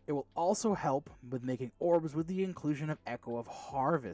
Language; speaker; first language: English; native; English